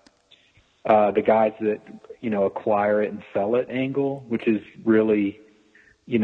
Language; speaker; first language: English; native; English